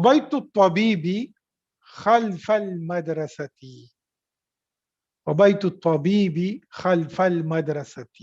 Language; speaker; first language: Arabic; non-native, fluent; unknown